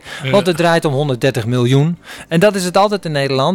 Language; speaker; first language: Dutch; native; Dutch